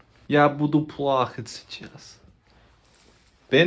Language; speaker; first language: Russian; non-native, learner; English